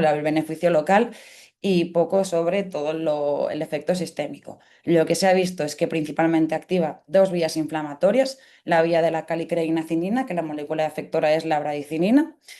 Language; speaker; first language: Spanish; native; Spanish